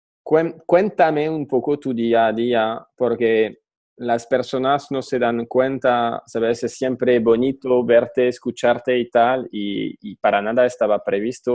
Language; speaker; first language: Spanish; non-native, fluent; French